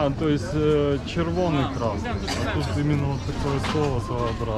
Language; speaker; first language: Russian; native; Russian